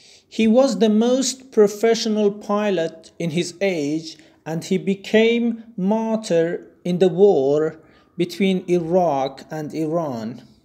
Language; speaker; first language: English; non-native, fluent; Persian